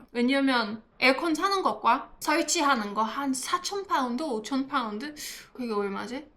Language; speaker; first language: Korean; non-native, fluent; English